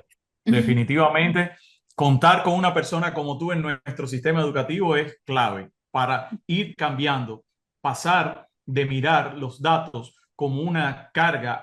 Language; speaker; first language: Spanish; native; Spanish